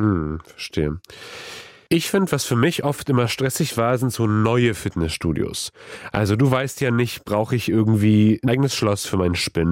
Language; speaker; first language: German; native; German